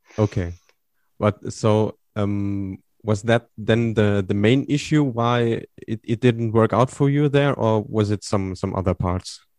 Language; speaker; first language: English; non-native, fluent; German